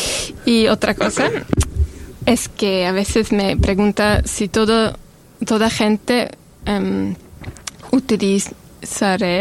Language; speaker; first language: Spanish; non-native, learner; French